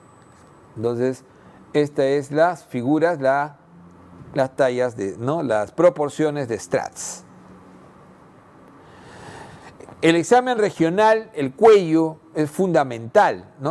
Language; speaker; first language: Spanish; native; Spanish